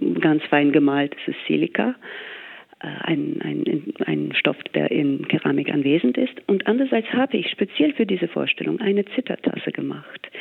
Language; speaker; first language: German; non-native, fluent; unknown